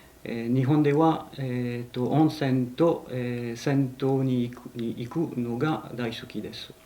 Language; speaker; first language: Japanese; non-native, fluent; French